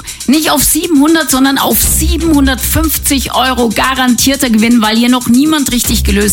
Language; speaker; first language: German; native; German